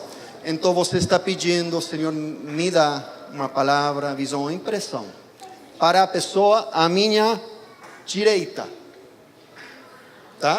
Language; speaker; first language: Portuguese; non-native, fluent; Spanish